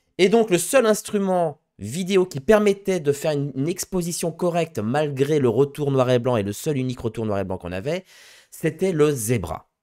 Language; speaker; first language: French; native; French